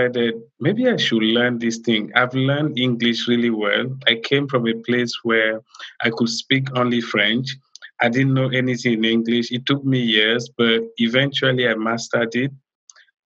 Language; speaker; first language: English; non-native, local second language; French